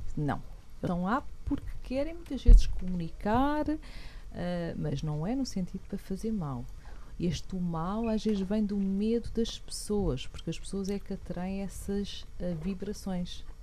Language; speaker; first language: Portuguese; native; Portuguese